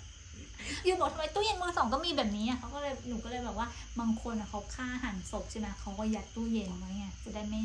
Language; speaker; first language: Thai; native; Thai